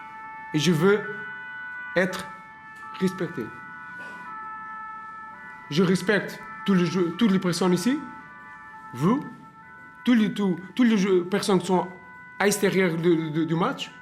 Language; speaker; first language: French; non-native, learner; Portuguese